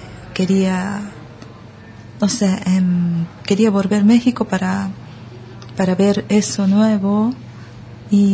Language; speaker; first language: Spanish; early bilingual, other home language; Japanese